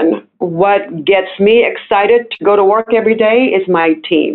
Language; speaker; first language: English; non-native, local second language; Filipino